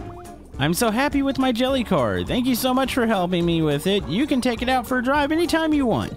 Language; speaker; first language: English; native; English